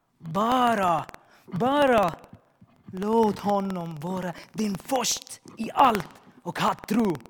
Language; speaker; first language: Swedish; non-native, learner; Arabic